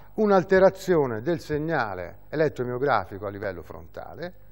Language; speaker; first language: Italian; native; Italian